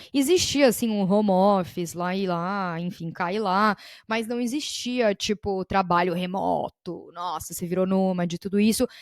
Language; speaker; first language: Portuguese; native; Portuguese